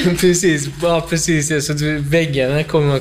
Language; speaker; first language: Swedish; non-native, fluent; Kurdish